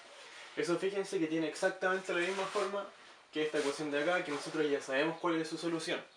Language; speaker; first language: Spanish; native; Spanish